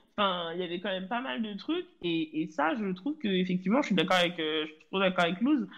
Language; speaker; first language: French; native; French